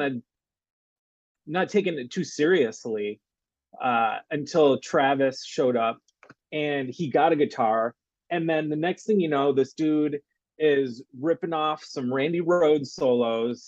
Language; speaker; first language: English; native; English